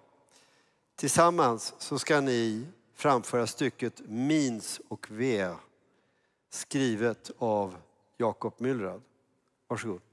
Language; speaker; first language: Swedish; native; Swedish